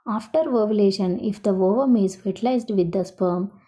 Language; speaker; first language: English; non-native, local second language; Telugu